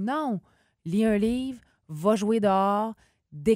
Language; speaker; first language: French; native; French